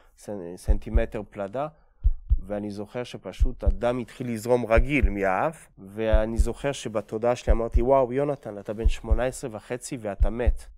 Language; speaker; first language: Hebrew; early bilingual, other home language; French